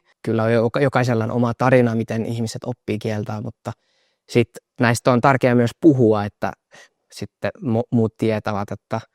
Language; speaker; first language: Finnish; non-native, fluent; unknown